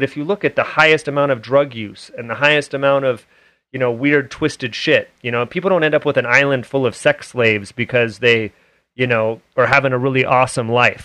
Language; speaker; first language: English; native; English